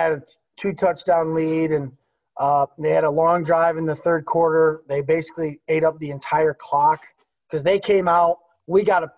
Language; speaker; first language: English; native; English